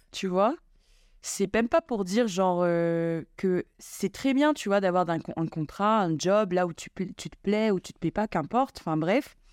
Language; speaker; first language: French; non-native, local second language; Malagasy